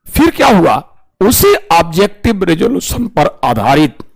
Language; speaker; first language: Hindi; native; Hindi